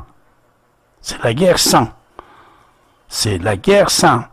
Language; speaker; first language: French; non-native, fluent; Persian